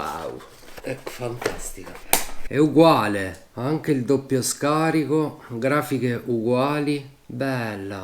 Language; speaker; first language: Italian; native; Italian